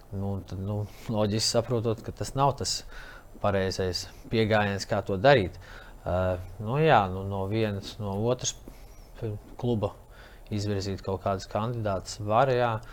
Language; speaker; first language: Latvian; native; Latvian